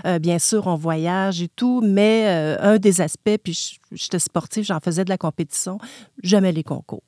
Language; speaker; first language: French; native; French